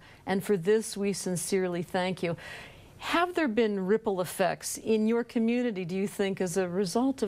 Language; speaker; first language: English; native; English